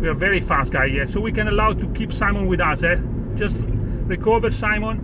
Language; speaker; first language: English; non-native, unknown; Italian